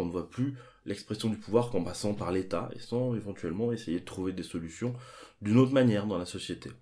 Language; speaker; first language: French; native; French